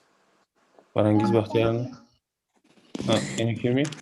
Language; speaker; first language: English; non-native, learner; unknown